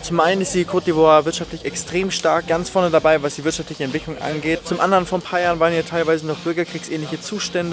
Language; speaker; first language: German; native; German